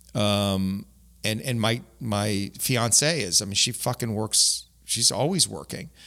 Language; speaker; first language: English; native; English